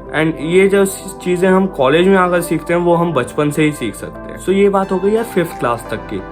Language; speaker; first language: Hindi; native; Hindi